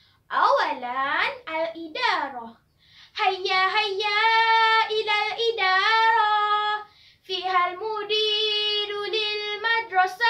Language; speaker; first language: Arabic; non-native, learner; Malay